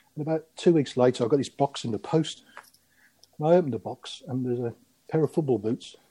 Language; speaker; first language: English; native; English